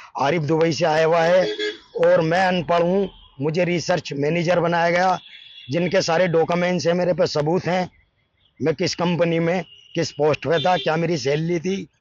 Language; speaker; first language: Hindi; native; Hindi